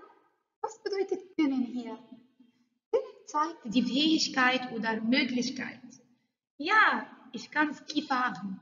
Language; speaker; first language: German; non-native, learner; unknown